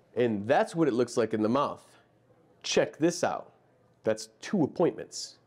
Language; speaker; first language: English; native; English